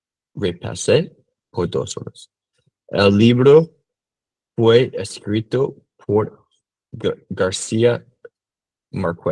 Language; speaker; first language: Spanish; non-native, learner; English